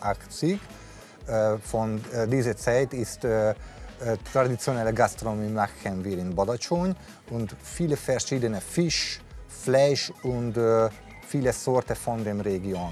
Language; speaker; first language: German; non-native, learner; Hungarian